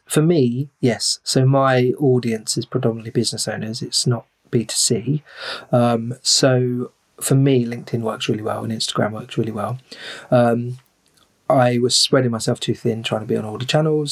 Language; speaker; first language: English; native; English